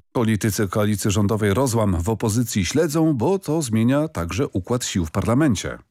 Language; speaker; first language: Polish; native; Polish